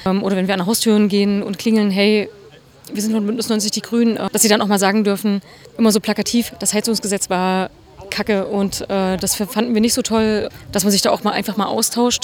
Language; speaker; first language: German; native; German